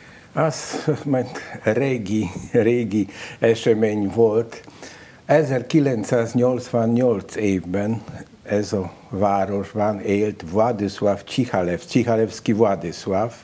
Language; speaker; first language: Hungarian; non-native, learner; Polish